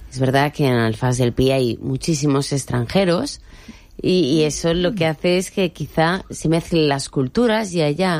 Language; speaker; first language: Spanish; native; Spanish